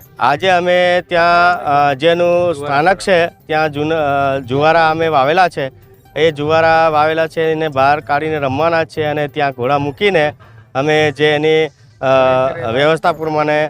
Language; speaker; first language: Gujarati; non-native, local second language; Rathawi